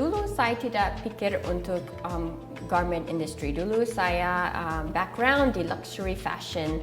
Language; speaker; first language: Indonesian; non-native, learner; English